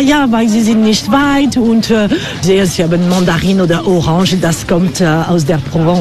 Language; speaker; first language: German; non-native, fluent; French